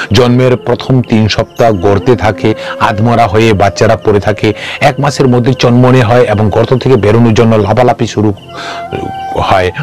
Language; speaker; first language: Bangla; non-native, local second language; Kok Borok